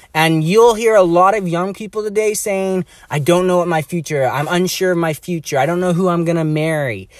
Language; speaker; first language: English; native; English